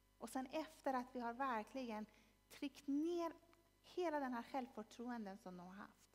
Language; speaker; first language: Swedish; non-native, fluent; Persian